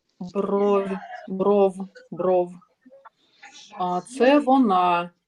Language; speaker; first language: Ukrainian; non-native, learner; Russian